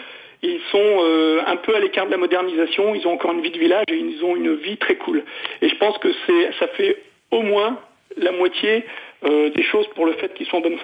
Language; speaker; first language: French; native; French